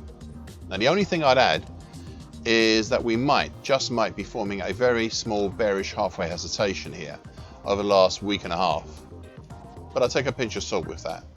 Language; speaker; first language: English; native; English